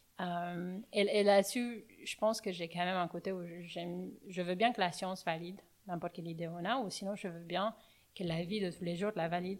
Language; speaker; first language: French; non-native, fluent; Romanian